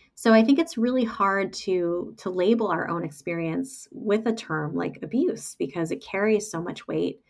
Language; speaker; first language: English; native; English